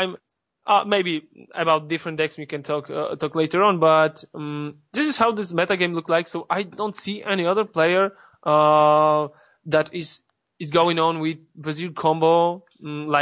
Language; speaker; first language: English; non-native, fluent; Polish